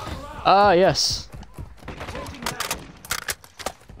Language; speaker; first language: English; native; English